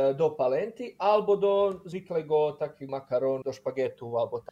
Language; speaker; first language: Polish; non-native, learner; Croatian